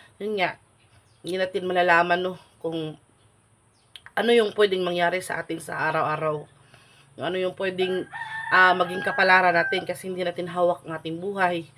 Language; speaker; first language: Filipino; non-native, local second language; Cebuano